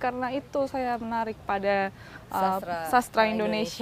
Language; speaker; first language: Indonesian; non-native, learner; Korean